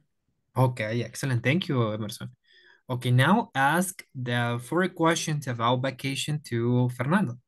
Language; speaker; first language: English; non-native, fluent; Spanish